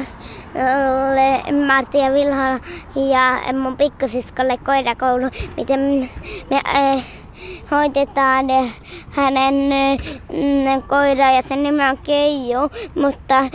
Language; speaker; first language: Finnish; early bilingual, heritage; Finnish